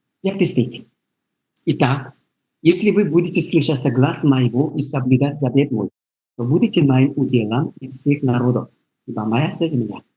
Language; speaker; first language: Russian; non-native, learner; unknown